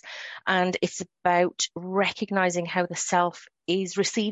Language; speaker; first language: English; native; English